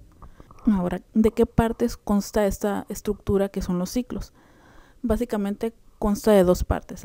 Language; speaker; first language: Spanish; native; Spanish